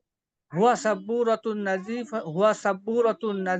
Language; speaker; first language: Arabic; non-native, learner; Bangla